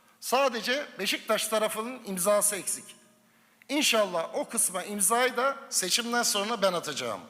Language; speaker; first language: Turkish; native; Turkish